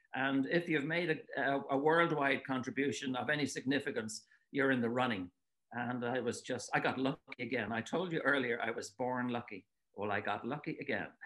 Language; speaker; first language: English; native; English